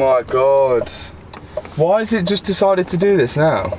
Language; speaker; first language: English; native; English